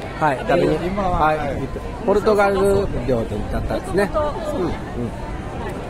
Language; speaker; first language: Japanese; native; Japanese